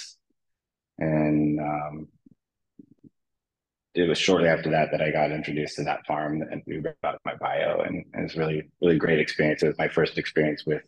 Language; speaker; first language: English; native; English